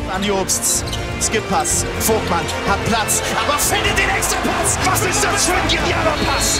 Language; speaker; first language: German; native; German